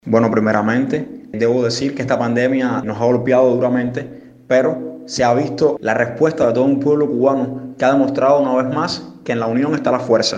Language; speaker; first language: Spanish; native; Spanish